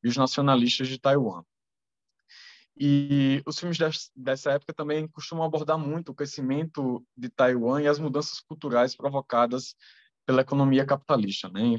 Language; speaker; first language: Portuguese; native; Portuguese